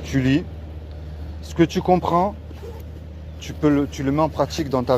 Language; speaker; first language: French; native; French